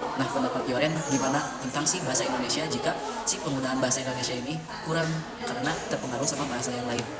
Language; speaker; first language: Indonesian; native; Indonesian